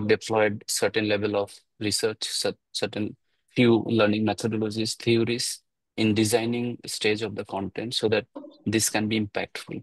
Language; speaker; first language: English; non-native, local second language; Bangla